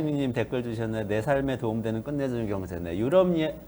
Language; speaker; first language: Korean; native; Korean